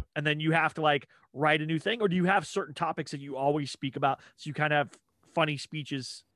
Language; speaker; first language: English; native; English